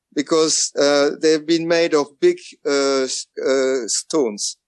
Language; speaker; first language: English; non-native, fluent; French